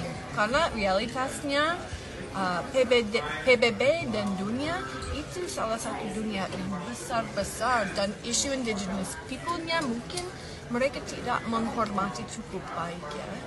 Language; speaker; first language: Indonesian; non-native, learner; English